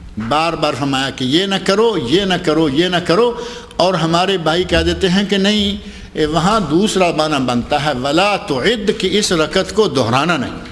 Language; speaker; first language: Urdu; non-native, local second language; Punjabi